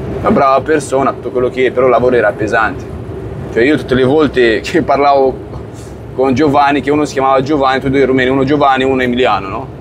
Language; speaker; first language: Italian; non-native, fluent; Romanian